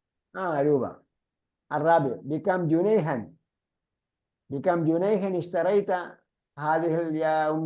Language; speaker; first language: Arabic; non-native, learner; Malayalam